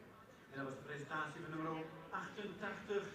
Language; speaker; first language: Dutch; native; Dutch